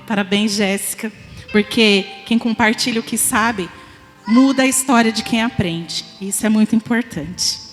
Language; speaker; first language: Portuguese; native; Portuguese